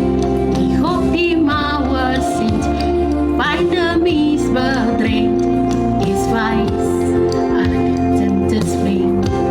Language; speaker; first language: German; non-native, learner; Indonesian